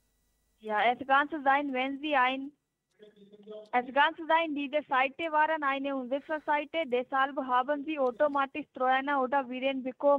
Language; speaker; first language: German; non-native, learner; Hindi